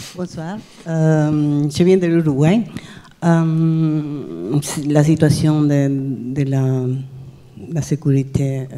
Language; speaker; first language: French; non-native, fluent; Spanish